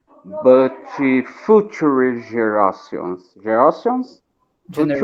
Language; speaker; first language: English; non-native, learner; Portuguese